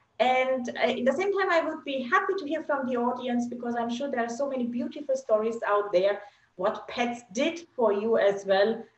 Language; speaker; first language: English; non-native, fluent; German